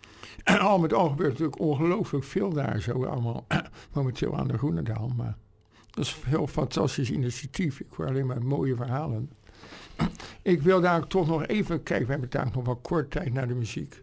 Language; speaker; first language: Dutch; native; Dutch